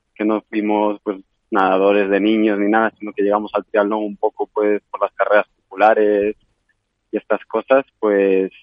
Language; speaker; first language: Spanish; native; Spanish